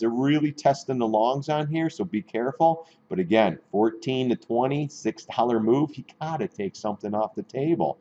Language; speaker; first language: English; native; English